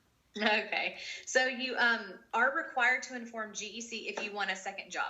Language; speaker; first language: English; native; English